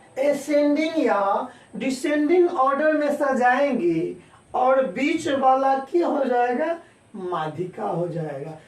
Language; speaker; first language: Hindi; native; Hindi